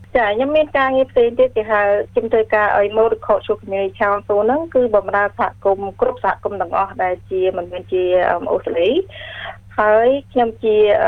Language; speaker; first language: Khmer; early bilingual, heritage; Khmer